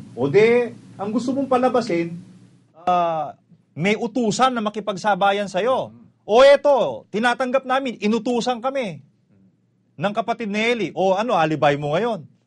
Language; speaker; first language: Filipino; native; Filipino